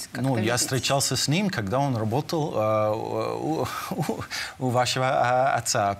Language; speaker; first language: Russian; non-native, fluent; English